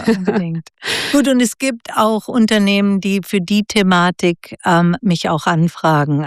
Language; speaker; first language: German; native; German